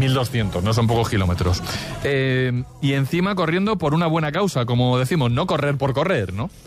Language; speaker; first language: Spanish; native; Spanish